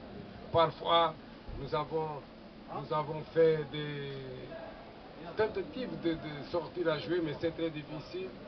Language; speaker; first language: French; non-native, fluent; Portuguese